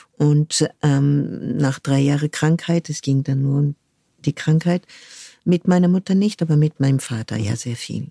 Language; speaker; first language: German; non-native, fluent; French